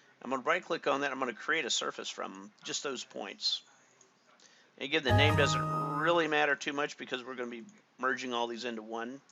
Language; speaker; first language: English; native; English